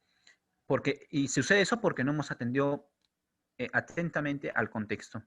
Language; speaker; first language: Spanish; native; Spanish